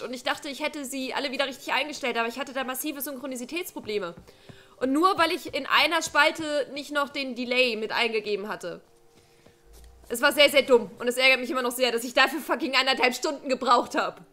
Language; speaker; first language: German; native; German